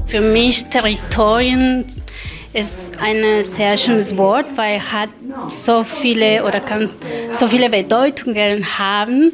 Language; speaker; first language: German; non-native, learner; Spanish